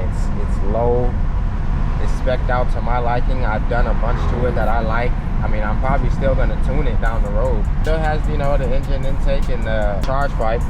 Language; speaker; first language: English; native; English